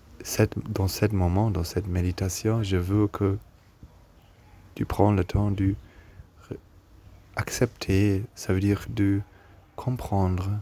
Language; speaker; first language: French; non-native, learner; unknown